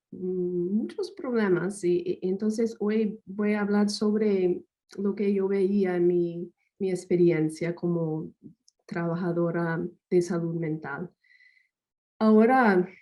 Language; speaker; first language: Spanish; non-native, fluent; English